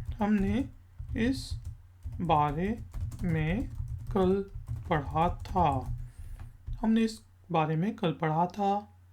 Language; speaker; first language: Urdu; native; Urdu